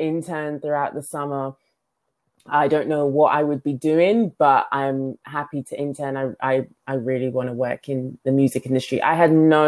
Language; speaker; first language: English; native; English